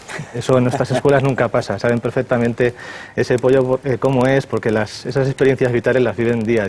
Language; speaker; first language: Spanish; native; Spanish